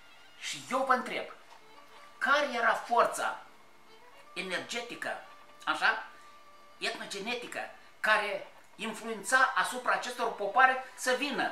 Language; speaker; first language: Romanian; native; Romanian